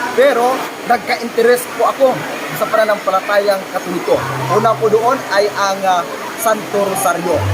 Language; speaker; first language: Filipino; non-native, local second language; Cebuano